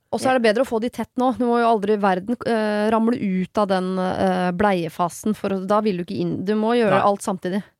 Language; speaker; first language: Norwegian; native; Norwegian